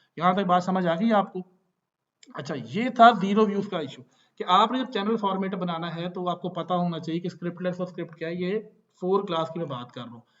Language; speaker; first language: Urdu; non-native, local second language; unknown